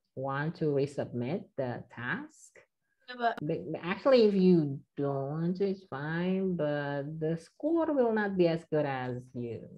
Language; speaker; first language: English; non-native, fluent; Indonesian